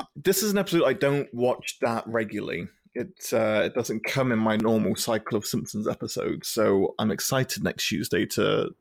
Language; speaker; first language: English; native; English